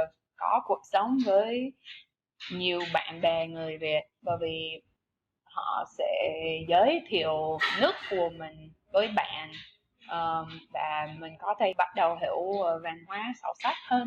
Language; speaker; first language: Vietnamese; non-native, fluent; English